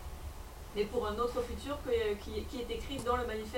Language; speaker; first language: French; native; French